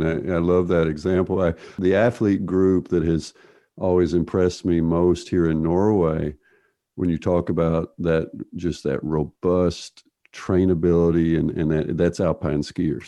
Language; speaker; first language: English; native; English